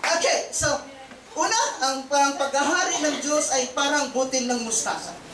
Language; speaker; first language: Filipino; non-native, local second language; Cebuano